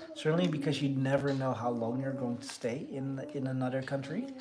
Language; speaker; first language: English; non-native, fluent; Dutch